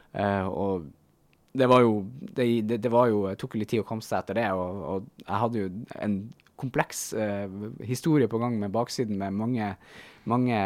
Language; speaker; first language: Norwegian; native; Norwegian